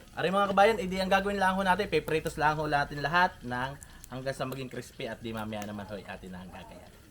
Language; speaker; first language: Filipino; native; Filipino